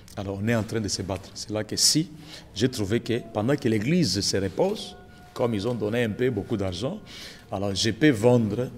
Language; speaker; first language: French; non-native, local second language; Lingala